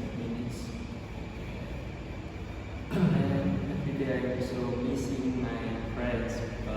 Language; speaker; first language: English; non-native, learner; Indonesian